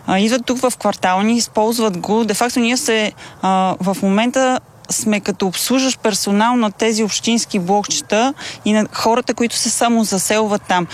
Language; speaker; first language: Bulgarian; native; Bulgarian